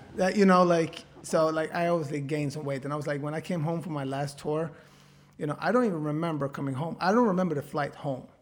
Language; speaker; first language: English; non-native, fluent; Swedish